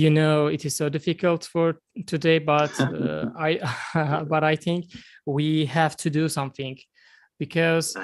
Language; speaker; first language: English; non-native, learner; Azerbaijani